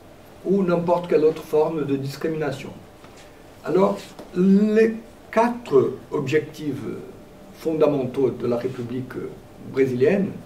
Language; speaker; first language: French; non-native, fluent; Portuguese